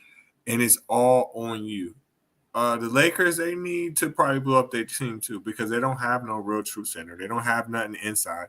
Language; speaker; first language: English; native; English